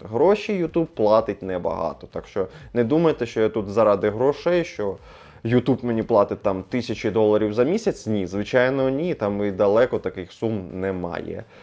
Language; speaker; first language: Ukrainian; non-native, local second language; Russian